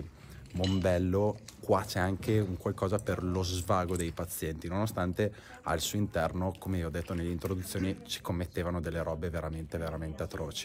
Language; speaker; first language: Italian; native; Italian